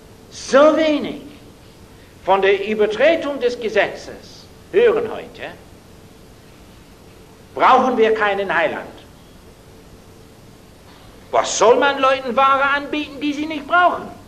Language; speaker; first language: German; non-native, fluent; English